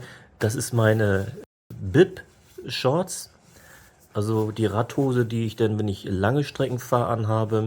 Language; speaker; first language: German; native; German